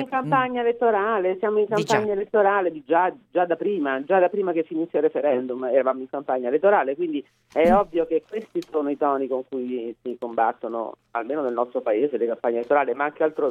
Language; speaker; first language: Italian; native; Italian